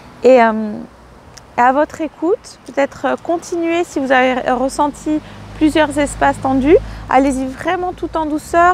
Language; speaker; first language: French; native; French